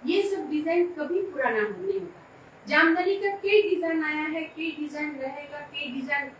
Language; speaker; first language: Hindi; non-native, local second language; Bangla